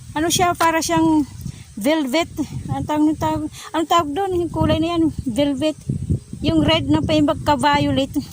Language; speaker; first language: Filipino; native; Filipino